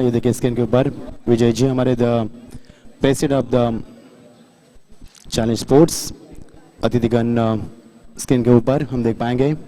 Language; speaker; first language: Hindi; non-native, local second language; Marathi